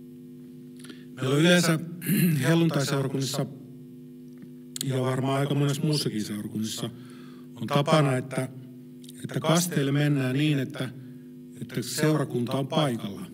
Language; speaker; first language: Finnish; native; Finnish